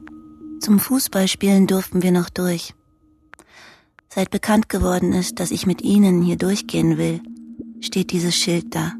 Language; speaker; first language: German; native; German